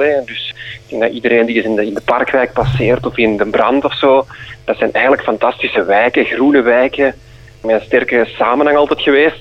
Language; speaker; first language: Dutch; native; Dutch